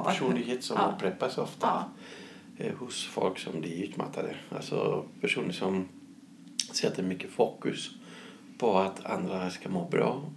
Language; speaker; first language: Swedish; non-native, fluent; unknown